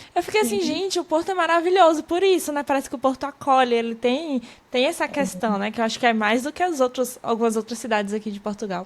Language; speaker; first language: Portuguese; native; Portuguese